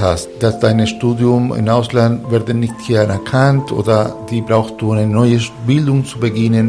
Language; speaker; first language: German; non-native, fluent; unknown